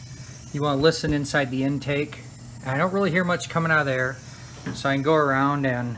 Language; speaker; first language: English; native; English